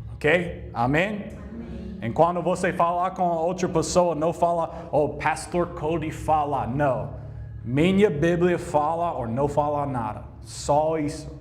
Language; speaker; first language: Portuguese; non-native, learner; English